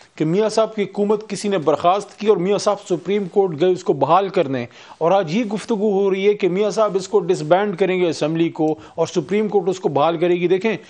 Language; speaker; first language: Urdu; native; Urdu